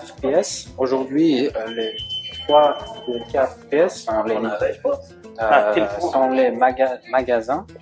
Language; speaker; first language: French; non-native, fluent; Uzbek